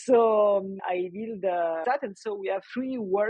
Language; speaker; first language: English; non-native, fluent; French